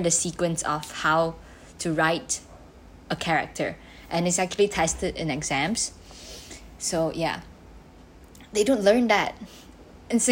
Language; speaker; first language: English; non-native, local second language; Chinese